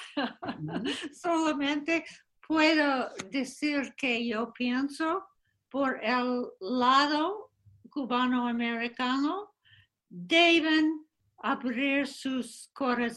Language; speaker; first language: Spanish; non-native, fluent; English